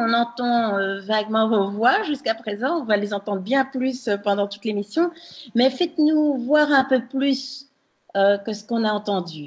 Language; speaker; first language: French; native; French